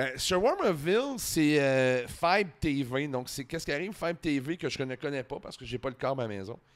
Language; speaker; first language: French; native; French